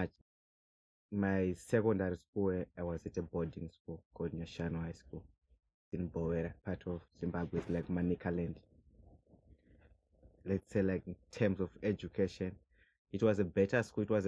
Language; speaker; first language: English; non-native, local second language; Shona